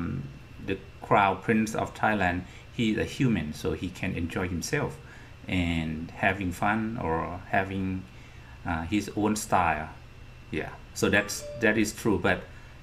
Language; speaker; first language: English; non-native, fluent; Thai